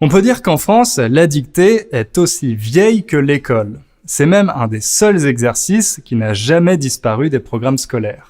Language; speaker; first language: French; native; French